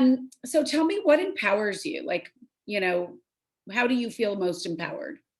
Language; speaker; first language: English; native; English